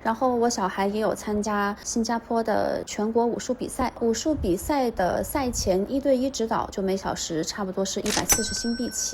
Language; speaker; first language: Chinese; native; Chinese